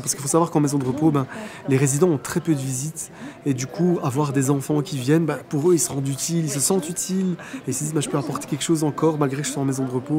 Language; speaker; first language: French; native; French